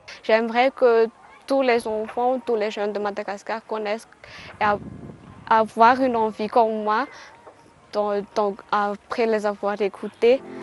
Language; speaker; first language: French; non-native, local second language; Malagasy